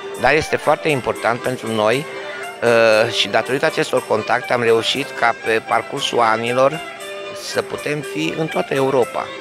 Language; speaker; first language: Romanian; native; Romanian